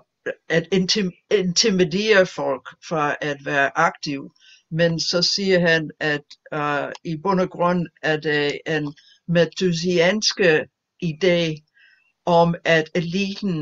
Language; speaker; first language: Danish; non-native, fluent; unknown